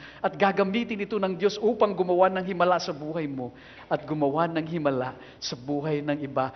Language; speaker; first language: Filipino; non-native, local second language; Cebuano